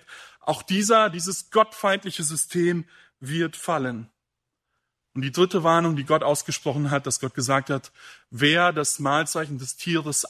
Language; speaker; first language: German; native; German